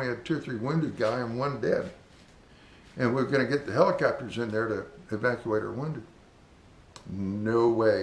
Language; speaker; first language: English; native; English